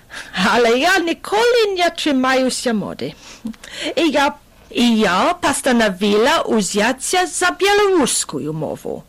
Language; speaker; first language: Belarusian; non-native, fluent; English